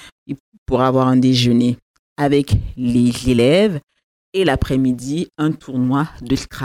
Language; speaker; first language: French; native; French